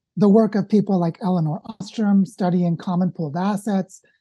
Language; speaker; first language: English; native; English